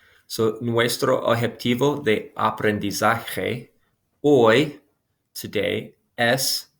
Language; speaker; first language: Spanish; non-native, fluent; English